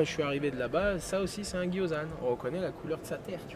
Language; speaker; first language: French; native; French